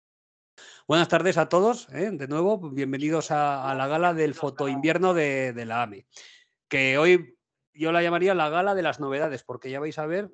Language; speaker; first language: Spanish; native; Spanish